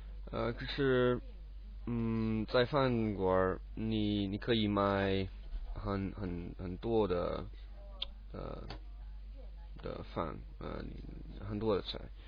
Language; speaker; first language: Chinese; non-native, learner; English